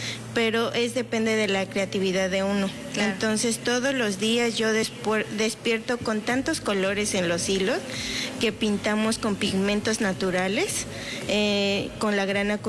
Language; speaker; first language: Spanish; non-native, local second language; Zapotec